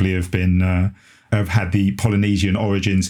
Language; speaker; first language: English; native; English